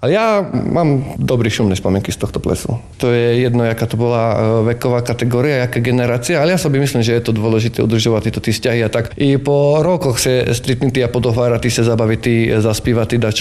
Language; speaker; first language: Slovak; non-native, local second language; Rusyn